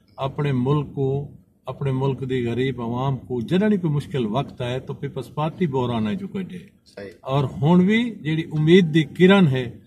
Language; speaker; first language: Punjabi; non-native, local second language; Saraiki